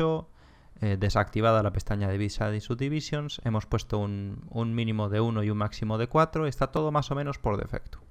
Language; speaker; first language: Spanish; native; Spanish